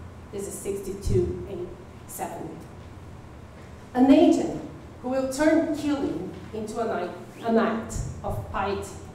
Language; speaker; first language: English; non-native, fluent; Portuguese